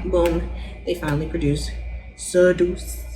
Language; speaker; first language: English; native; English